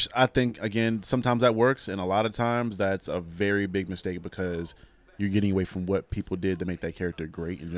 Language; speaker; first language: English; native; English